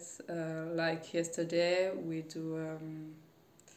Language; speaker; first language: English; non-native, learner; French